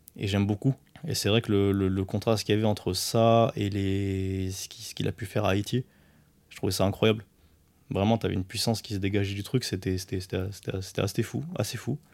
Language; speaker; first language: French; early bilingual, other home language; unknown